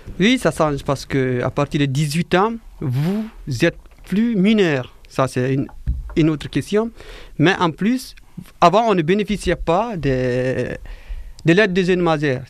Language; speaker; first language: French; non-native, fluent; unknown